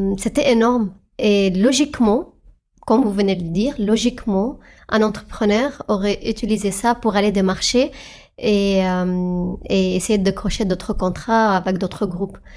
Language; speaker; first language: French; non-native, fluent; Arabic